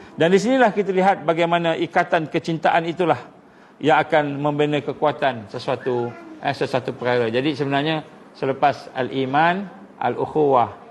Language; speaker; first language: Malay; native; Malay